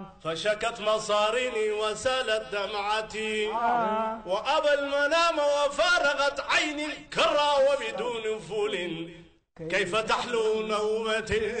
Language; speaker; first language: Arabic; native; Arabic